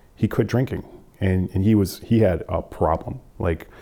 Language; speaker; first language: English; native; English